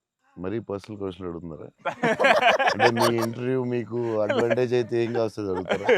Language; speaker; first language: Telugu; native; Telugu